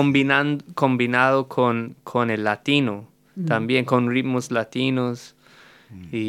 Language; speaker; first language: Spanish; non-native, fluent; English